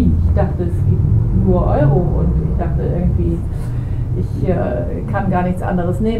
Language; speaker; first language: German; native; German